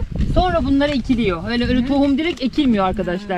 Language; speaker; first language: Turkish; native; Turkish